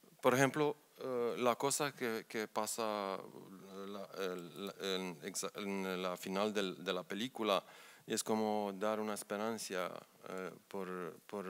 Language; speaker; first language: Spanish; non-native, learner; Romanian